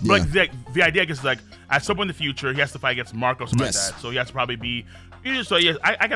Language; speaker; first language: English; native; English